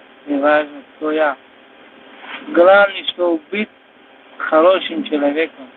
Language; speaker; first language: Russian; non-native, learner; Tajik